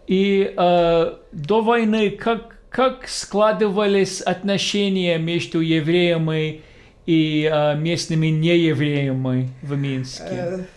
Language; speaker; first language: Russian; non-native, fluent; English